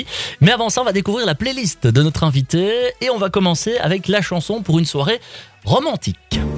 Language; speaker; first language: French; native; French